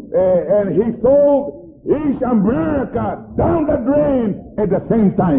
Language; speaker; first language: English; non-native, fluent; Spanish